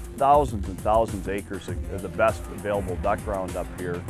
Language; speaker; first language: English; native; English